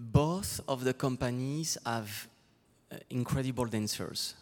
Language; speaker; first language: English; non-native, fluent; French